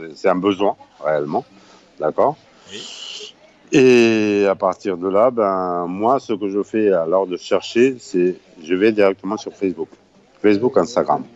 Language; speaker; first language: French; non-native, fluent; Spanish